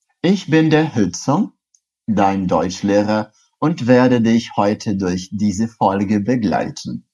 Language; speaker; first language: German; non-native, fluent; Portuguese